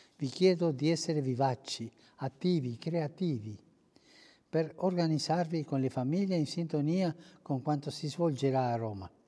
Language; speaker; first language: Italian; early bilingual, heritage; Italian